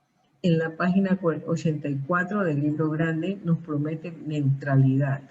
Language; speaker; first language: Spanish; early bilingual, heritage; Spanish